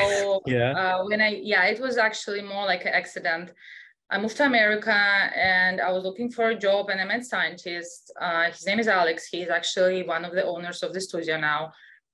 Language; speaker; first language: English; non-native, fluent; Russian